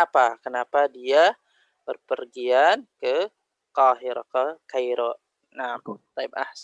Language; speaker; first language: Indonesian; native; Indonesian